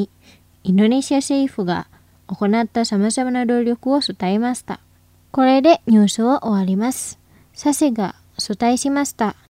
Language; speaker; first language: Japanese; non-native, fluent; Indonesian